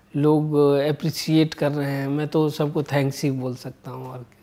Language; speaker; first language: Hindi; native; Hindi